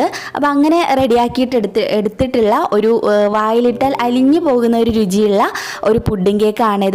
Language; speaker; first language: Malayalam; native; Malayalam